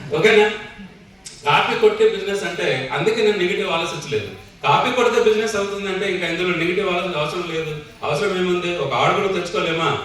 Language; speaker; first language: Telugu; non-native, fluent; Hindi